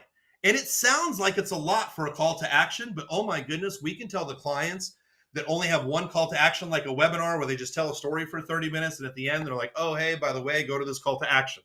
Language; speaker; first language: English; native; English